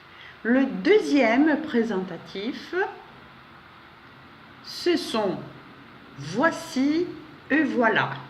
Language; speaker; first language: French; non-native, fluent; Portuguese